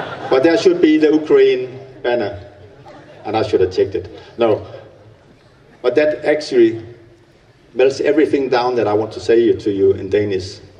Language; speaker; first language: English; non-native, fluent; Danish